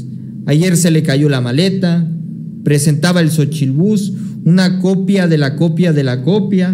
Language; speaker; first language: Spanish; native; Spanish